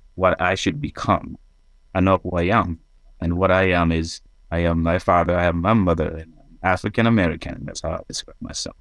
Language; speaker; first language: English; non-native, fluent; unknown